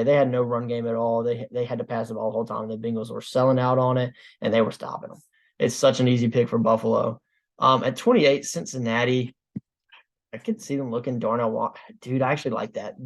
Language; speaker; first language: English; native; English